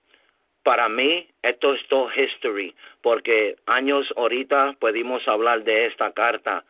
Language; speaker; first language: Spanish; early bilingual, heritage; English